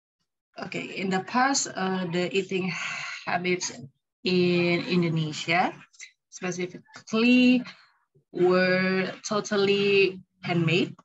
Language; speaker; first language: English; non-native, learner; Indonesian